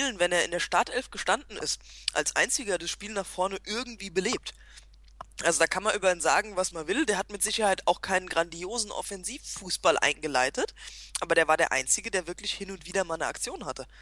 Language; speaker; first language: German; native; German